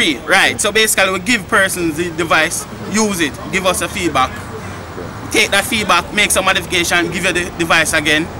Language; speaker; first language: English; native; English